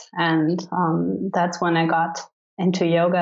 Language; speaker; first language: English; non-native, fluent; German